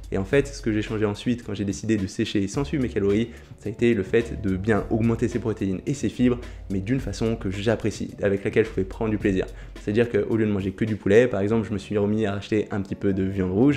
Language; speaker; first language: French; native; French